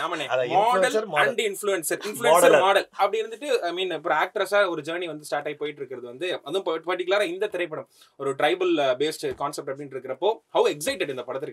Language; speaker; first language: Tamil; native; Tamil